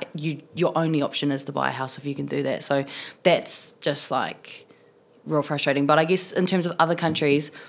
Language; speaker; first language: English; native; English